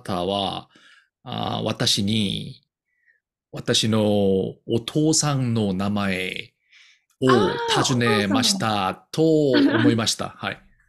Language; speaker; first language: Japanese; non-native, learner; Korean